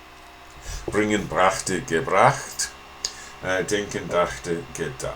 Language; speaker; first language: German; non-native, fluent; English